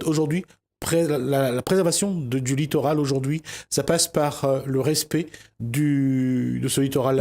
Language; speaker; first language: French; native; French